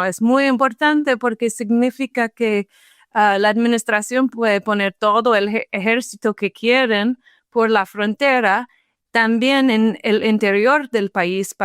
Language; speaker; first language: Spanish; non-native, fluent; English